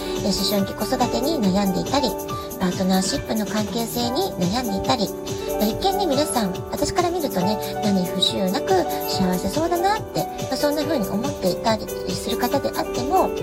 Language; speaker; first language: Japanese; native; Japanese